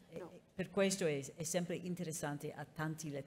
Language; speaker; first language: Italian; non-native, fluent; English